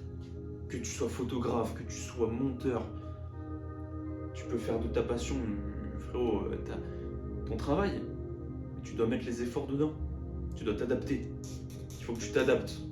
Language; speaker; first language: French; native; French